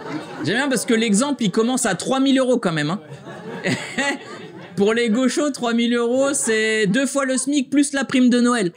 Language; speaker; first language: French; native; French